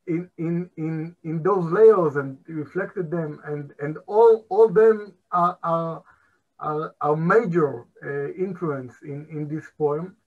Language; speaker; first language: English; non-native, fluent; Hebrew